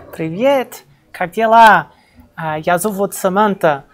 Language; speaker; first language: Russian; non-native, learner; English